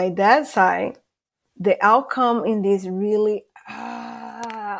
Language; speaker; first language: English; non-native, fluent; Portuguese